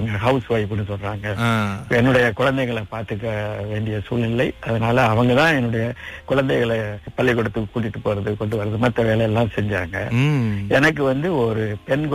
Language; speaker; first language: Tamil; native; Tamil